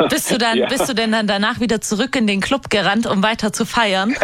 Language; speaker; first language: German; native; German